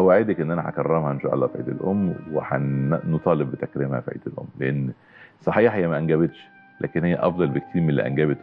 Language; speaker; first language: Arabic; native; Arabic